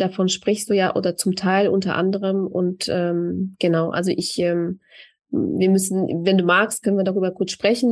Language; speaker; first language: German; early bilingual, other home language; Russian